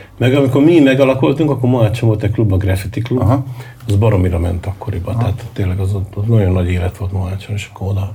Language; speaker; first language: Hungarian; native; Hungarian